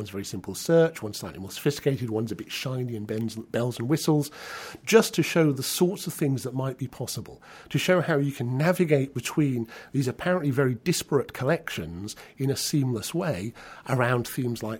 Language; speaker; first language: English; native; English